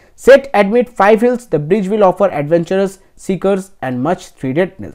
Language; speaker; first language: English; non-native, local second language; Bangla